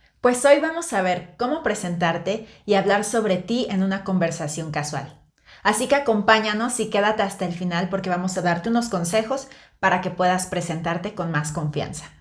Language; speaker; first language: Spanish; native; Spanish